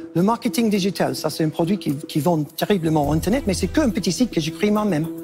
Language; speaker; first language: French; non-native, fluent; English